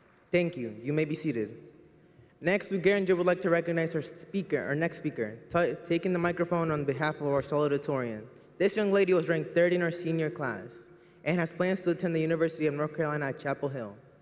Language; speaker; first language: English; early bilingual, other home language; Spanish